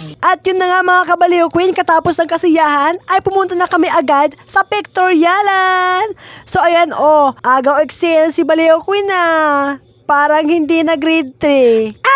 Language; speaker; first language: Filipino; non-native, local second language; Hiligaynon